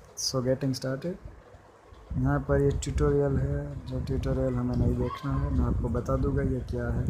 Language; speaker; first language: Hindi; non-native, local second language; Gujarati